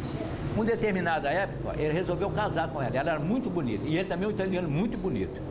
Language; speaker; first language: Portuguese; native; Portuguese